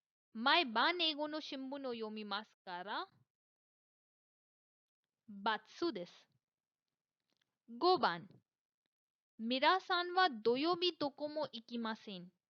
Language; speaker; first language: Japanese; non-native, fluent; Hindi